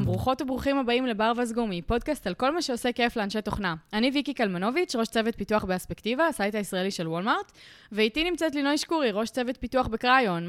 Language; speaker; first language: Hebrew; native; Hebrew